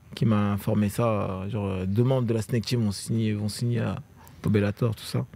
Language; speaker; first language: French; native; French